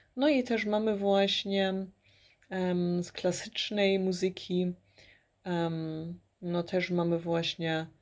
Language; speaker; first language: Polish; early bilingual, heritage; Polish